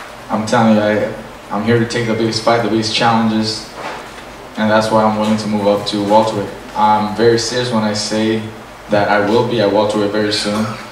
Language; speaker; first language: English; early bilingual, other home language; Spanish